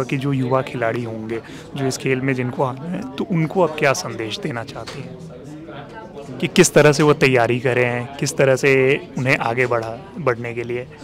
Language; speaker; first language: Hindi; native; Hindi